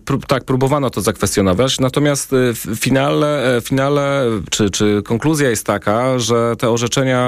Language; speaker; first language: Polish; native; Polish